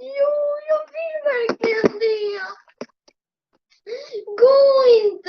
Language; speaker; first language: Swedish; early bilingual, other home language; Polish